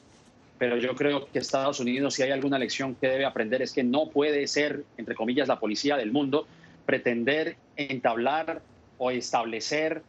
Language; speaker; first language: Spanish; native; Spanish